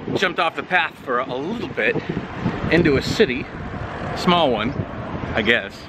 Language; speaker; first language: English; native; English